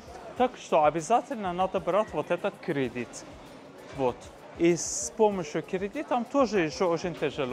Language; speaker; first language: Russian; non-native, fluent; Persian